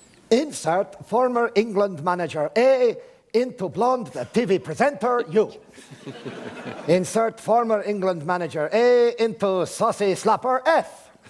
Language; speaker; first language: English; native; English